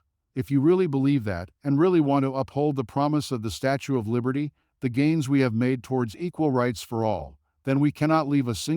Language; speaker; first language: English; native; English